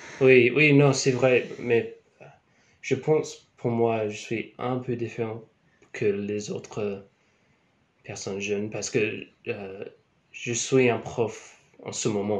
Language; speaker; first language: French; non-native, learner; English